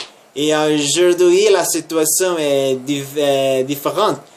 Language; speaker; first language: French; non-native, learner; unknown